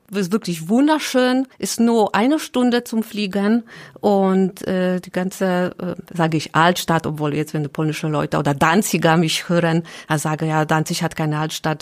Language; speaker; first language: German; non-native, learner; Polish